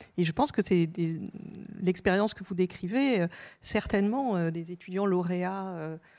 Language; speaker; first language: French; native; French